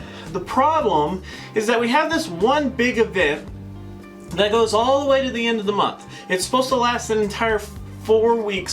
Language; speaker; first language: English; native; English